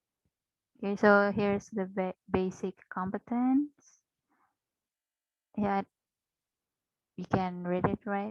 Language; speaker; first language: English; non-native, fluent; Indonesian